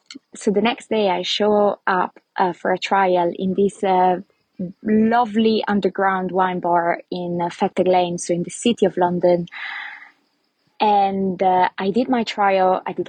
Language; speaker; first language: English; non-native, fluent; Italian